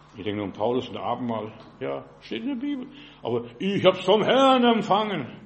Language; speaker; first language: German; non-native, fluent; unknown